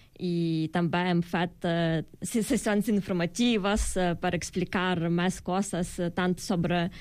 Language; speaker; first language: Catalan; non-native, fluent; Ukrainian